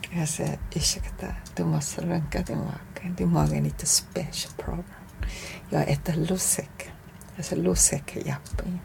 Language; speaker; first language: Swedish; non-native, learner; Chinese